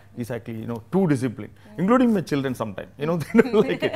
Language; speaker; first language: English; non-native, local second language; Malayalam